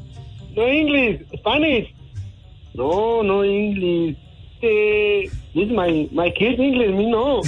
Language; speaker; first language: English; non-native, learner; Spanish